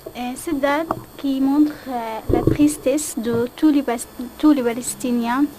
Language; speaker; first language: French; non-native, learner; Arabic